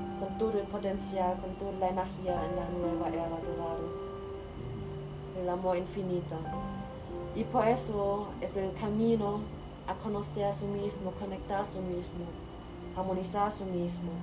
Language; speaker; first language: Spanish; non-native, learner; German